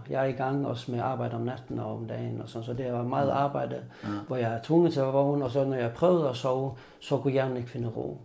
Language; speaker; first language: Danish; native; Danish